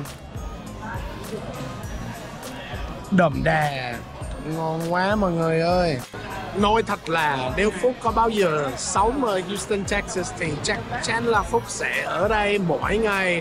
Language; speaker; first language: Vietnamese; non-native, fluent; English